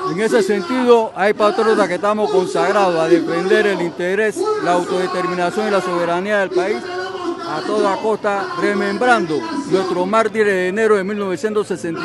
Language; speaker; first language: Spanish; native; Spanish